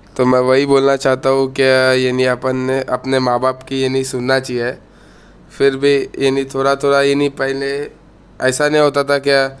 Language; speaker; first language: Hindi; non-native, local second language; Urdu